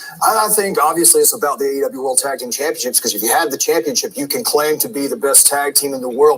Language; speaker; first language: English; native; English